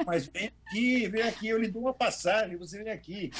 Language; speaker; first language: Portuguese; native; Portuguese